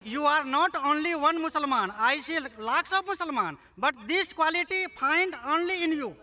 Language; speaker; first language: Hindi; native; Hindi